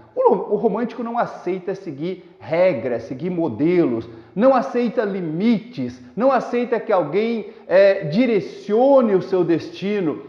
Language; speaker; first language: Portuguese; native; Portuguese